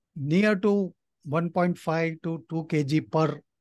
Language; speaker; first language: English; non-native, local second language; Nepali